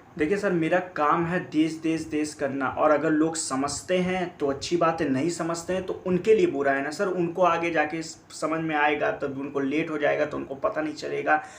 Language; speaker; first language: Hindi; native; Hindi